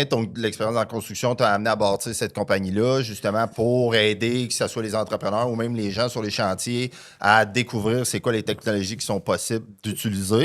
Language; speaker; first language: French; native; French